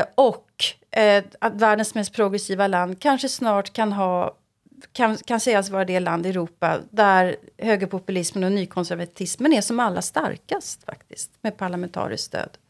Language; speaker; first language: Swedish; native; Swedish